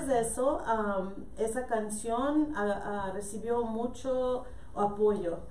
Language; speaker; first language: Spanish; early bilingual, heritage; Spanish